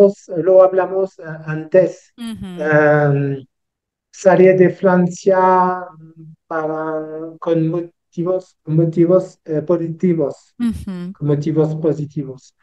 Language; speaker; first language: Spanish; non-native, learner; French